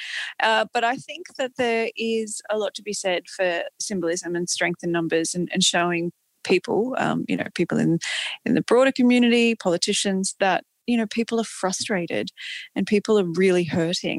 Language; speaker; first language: English; native; English